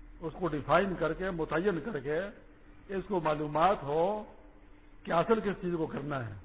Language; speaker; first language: Urdu; non-native, local second language; Pashto